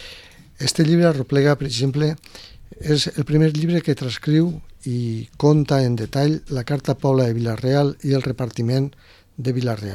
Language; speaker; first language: Catalan; native; Catalan